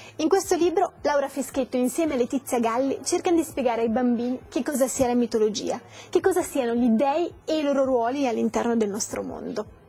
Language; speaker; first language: Italian; native; Italian